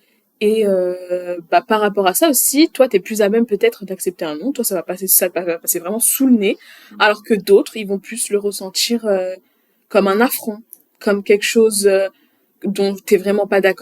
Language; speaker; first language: French; native; French